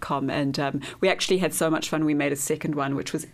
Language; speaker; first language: English; native; English